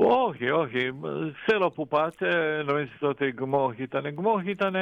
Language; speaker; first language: Greek; non-native, fluent; Croatian